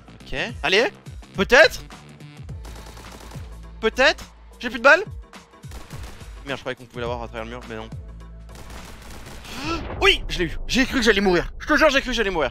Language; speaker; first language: French; native; French